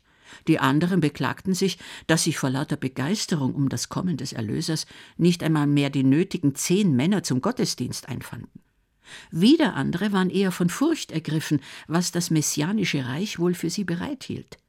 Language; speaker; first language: German; native; German